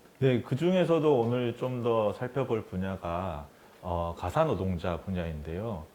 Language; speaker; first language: Korean; native; Korean